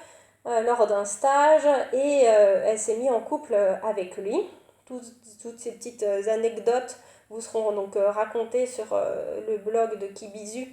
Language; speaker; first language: French; native; French